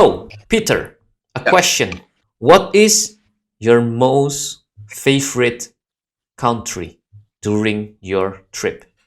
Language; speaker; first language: English; non-native, fluent; Indonesian